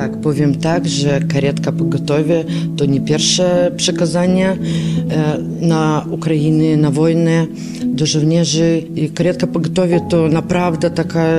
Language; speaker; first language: Polish; non-native, learner; Ukrainian